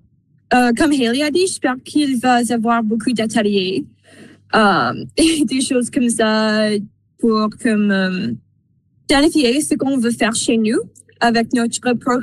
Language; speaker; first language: French; non-native, local second language; English